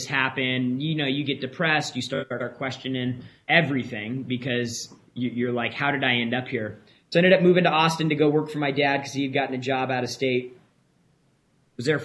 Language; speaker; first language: English; native; English